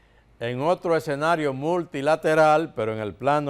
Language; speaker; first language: Spanish; native; Spanish